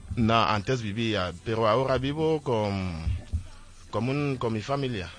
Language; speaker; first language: Spanish; non-native, learner; French